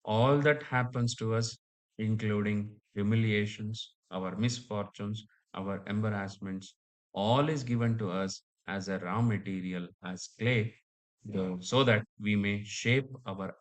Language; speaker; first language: English; non-native, local second language; Kannada